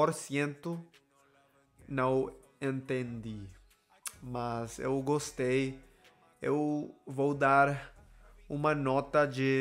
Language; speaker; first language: Portuguese; non-native, learner; Spanish